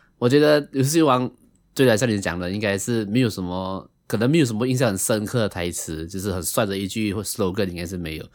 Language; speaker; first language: Chinese; native; Chinese